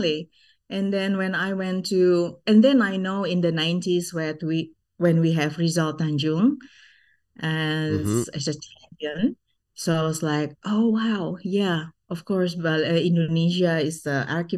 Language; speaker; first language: English; non-native, fluent; Sundanese